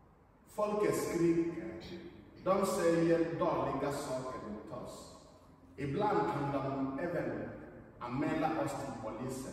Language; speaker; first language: Swedish; non-native, fluent; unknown